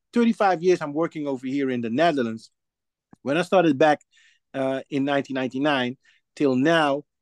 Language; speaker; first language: English; non-native, fluent; Dutch